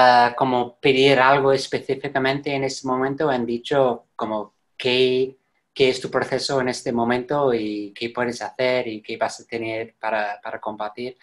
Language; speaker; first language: Spanish; non-native, fluent; English